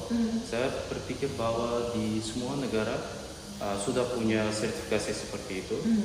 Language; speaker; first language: Indonesian; non-native, learner; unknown